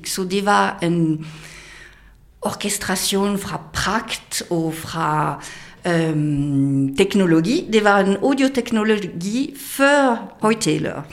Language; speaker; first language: Danish; non-native, fluent; French